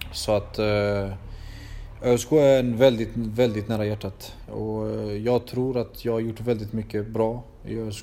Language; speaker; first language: Swedish; early bilingual, other home language; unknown